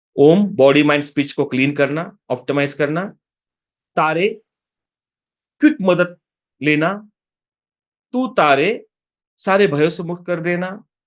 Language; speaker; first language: Hindi; non-native, local second language; Marathi